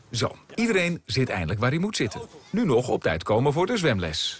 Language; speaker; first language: Dutch; native; Dutch